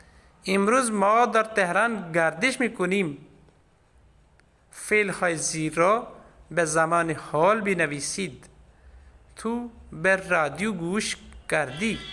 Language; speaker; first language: Persian; non-native, fluent; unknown